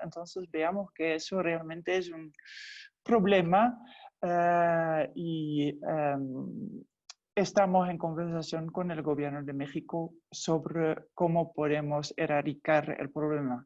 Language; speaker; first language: Spanish; non-native, fluent; Dutch